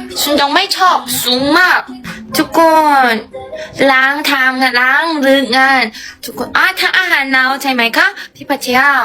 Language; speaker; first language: Thai; non-native, learner; Korean